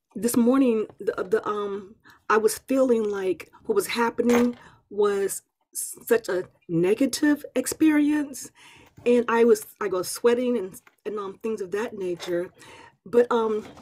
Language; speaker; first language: English; native; English